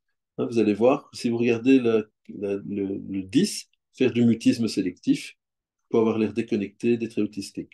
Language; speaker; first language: French; native; French